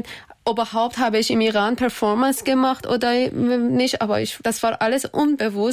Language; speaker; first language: German; non-native, learner; Persian